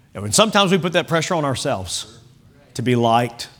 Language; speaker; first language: English; native; English